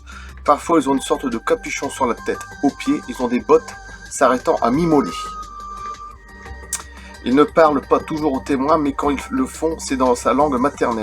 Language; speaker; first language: French; native; French